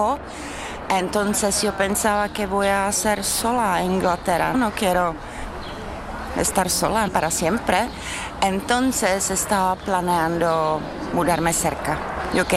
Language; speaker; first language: Spanish; non-native, learner; Czech